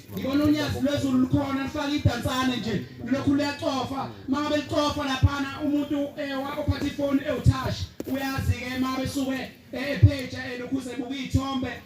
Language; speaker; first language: Zulu; native; Zulu